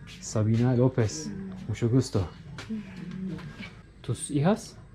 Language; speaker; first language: Spanish; non-native, learner; Turkish